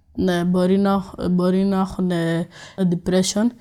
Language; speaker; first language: Greek; early bilingual, other home language; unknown